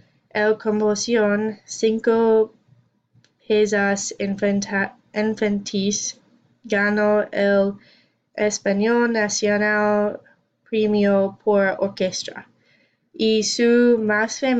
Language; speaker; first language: Spanish; non-native, learner; English